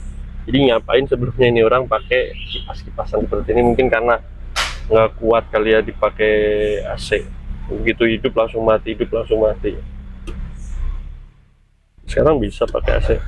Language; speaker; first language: Indonesian; native; Indonesian